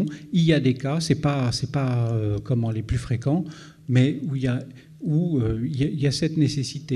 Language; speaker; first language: French; native; French